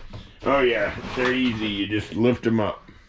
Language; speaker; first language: English; native; English